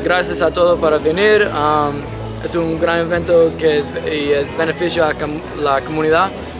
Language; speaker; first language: Spanish; non-native, learner; English